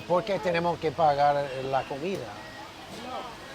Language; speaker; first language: Spanish; non-native, learner; English